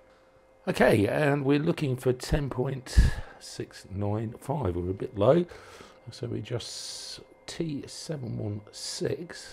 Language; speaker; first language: English; native; English